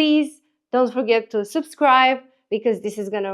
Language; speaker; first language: English; non-native, fluent; Romanian